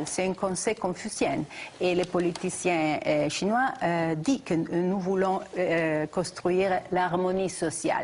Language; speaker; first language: French; non-native, fluent; Italian